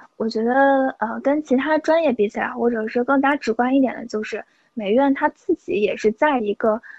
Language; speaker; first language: Chinese; native; Chinese